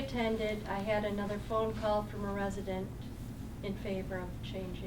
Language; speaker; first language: English; native; English